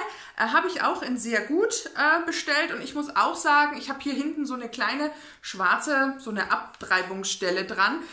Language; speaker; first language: German; native; German